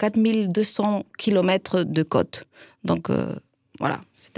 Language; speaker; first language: French; non-native, fluent; Spanish